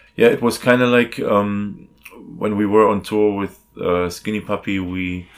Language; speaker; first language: English; non-native, fluent; German